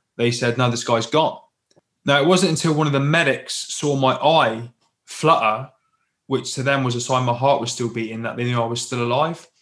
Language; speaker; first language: English; native; English